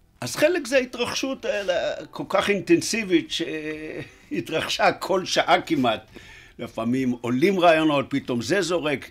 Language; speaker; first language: Hebrew; native; Hebrew